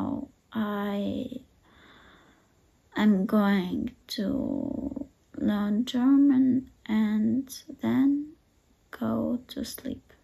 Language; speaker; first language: English; non-native, learner; Russian